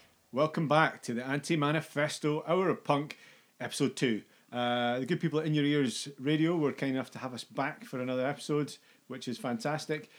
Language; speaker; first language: English; native; English